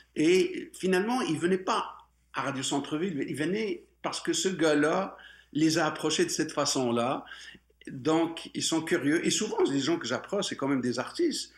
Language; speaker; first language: French; non-native, local second language; Arabic